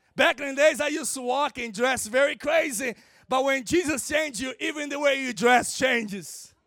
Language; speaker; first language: English; non-native, fluent; Portuguese